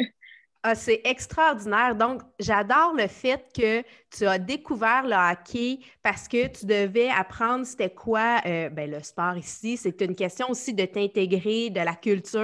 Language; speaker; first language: French; native; French